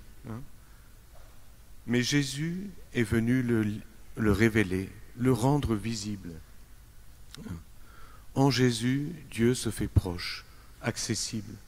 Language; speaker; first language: French; native; French